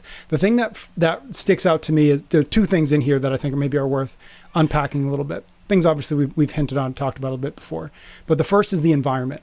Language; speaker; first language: English; native; English